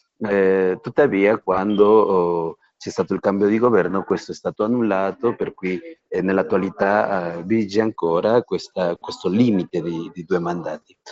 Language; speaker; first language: Italian; non-native, fluent; Spanish